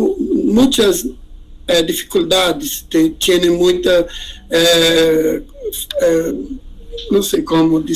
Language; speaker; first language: Spanish; non-native, learner; Portuguese